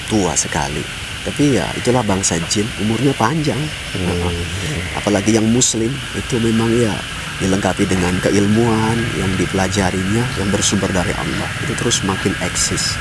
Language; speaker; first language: Indonesian; native; Indonesian